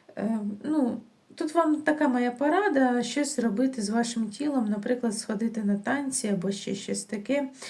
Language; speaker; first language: Ukrainian; non-native, local second language; Russian